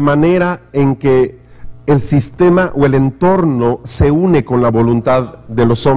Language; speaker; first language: Spanish; native; Spanish